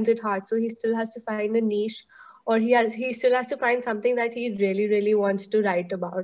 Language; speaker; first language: English; non-native, local second language; Hindi